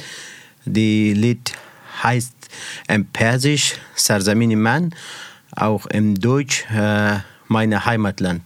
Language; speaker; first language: German; non-native, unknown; Persian